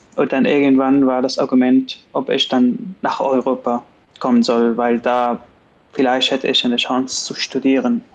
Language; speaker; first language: German; non-native, fluent; Arabic